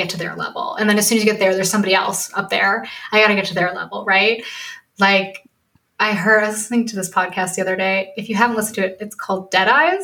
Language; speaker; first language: English; native; English